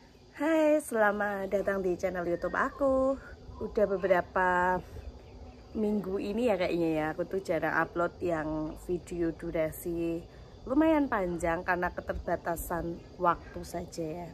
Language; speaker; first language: Indonesian; native; Indonesian